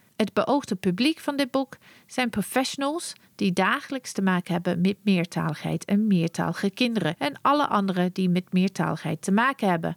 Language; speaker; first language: Dutch; non-native, fluent; English